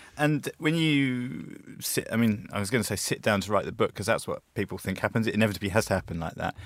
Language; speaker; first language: English; native; English